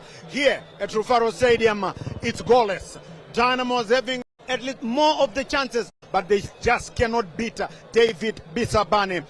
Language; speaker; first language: English; non-native, local second language; Shona